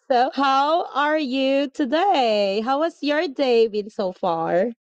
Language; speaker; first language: English; non-native, local second language; Filipino